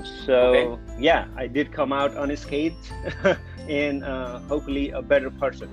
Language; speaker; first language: English; non-native, local second language; Nepali